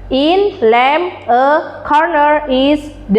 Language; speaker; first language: English; non-native, learner; Indonesian